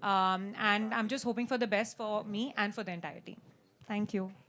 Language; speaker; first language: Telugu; non-native, learner; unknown